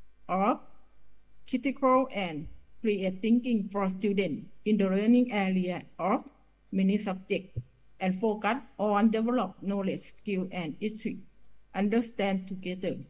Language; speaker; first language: English; non-native, learner; Thai